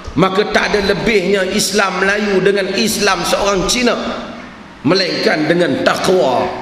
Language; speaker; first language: Malay; native; Malay